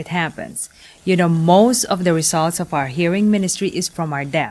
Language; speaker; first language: English; non-native, local second language; Pampanga